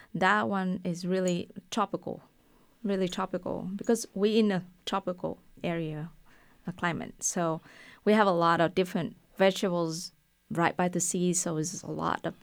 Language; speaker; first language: English; non-native, fluent; Vietnamese